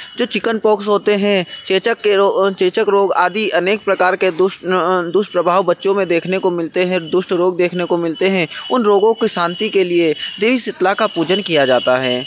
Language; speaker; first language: Hindi; native; Hindi